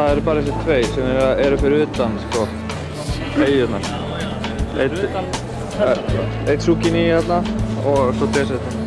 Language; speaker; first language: Icelandic; native; Icelandic